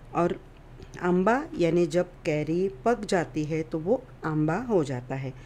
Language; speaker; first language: Hindi; non-native, local second language; Marathi